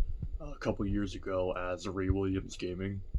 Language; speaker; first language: English; native; English